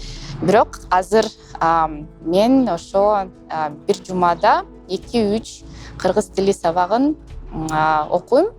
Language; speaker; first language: Kyrgyz; non-native, local second language; Russian